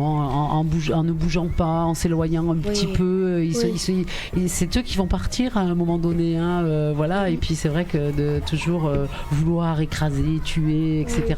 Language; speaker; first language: French; native; French